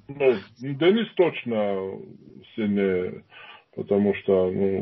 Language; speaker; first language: Russian; non-native, fluent; Georgian